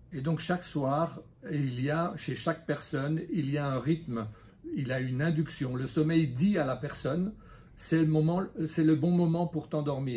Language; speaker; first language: French; native; French